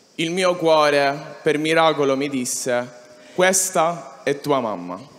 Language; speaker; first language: Italian; native; Italian